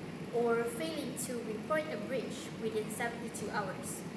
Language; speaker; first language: English; non-native, local second language; Malay